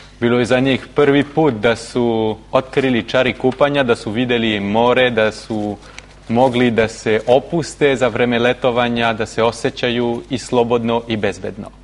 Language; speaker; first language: Serbian; non-native, fluent; French